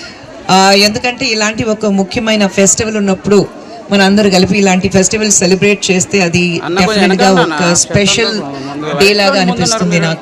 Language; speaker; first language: Telugu; non-native, fluent; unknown